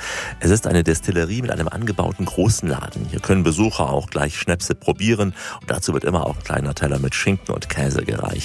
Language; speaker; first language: German; native; German